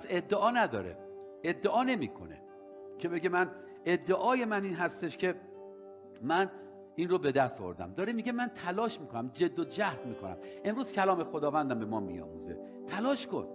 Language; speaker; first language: Persian; native; Persian